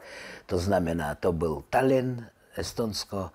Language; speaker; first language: Czech; non-native, learner; Russian